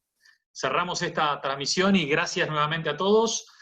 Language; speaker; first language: Spanish; native; Spanish